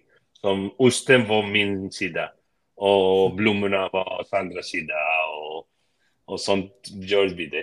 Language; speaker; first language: Swedish; early bilingual, heritage; Spanish